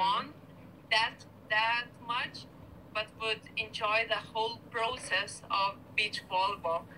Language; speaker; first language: English; non-native, fluent; Lithuanian